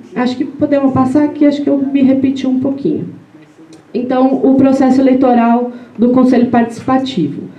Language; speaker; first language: Portuguese; native; Portuguese